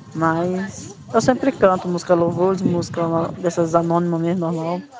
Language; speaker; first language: Portuguese; native; Portuguese